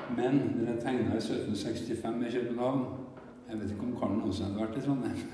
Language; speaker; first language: Norwegian; native; Norwegian